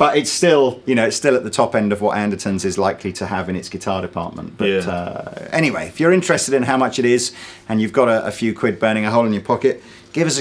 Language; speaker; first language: English; native; English